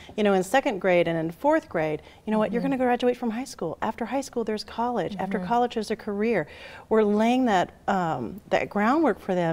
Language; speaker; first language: English; native; English